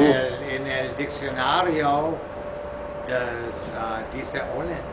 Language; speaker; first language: Spanish; non-native, fluent; English